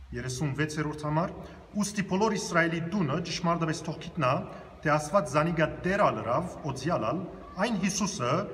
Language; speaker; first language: Armenian; early bilingual, heritage; Armenian